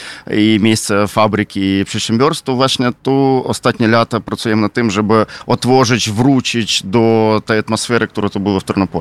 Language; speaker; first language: Polish; non-native, fluent; Ukrainian